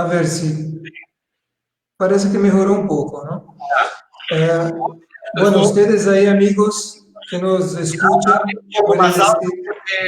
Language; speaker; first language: Spanish; non-native, fluent; Portuguese